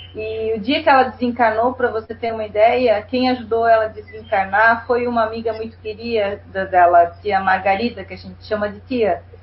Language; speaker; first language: Portuguese; non-native, fluent; Spanish